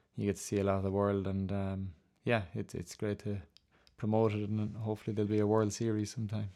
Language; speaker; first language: English; native; English